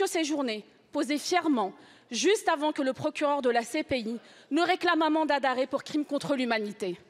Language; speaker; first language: French; native; French